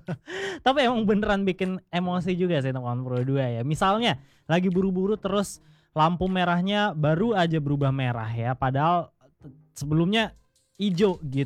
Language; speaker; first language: Indonesian; native; Indonesian